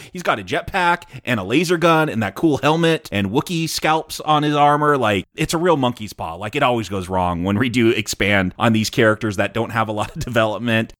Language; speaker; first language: English; native; English